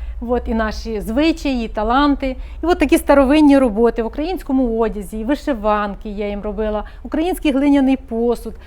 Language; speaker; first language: Ukrainian; native; Ukrainian